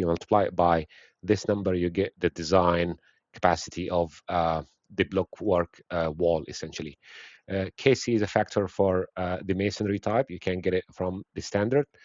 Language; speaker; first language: English; non-native, fluent; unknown